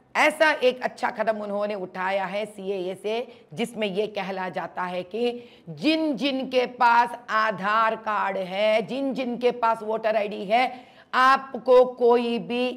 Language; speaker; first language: Hindi; non-native, local second language; Telugu